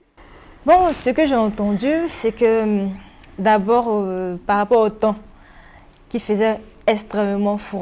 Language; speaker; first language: French; non-native, local second language; Malagasy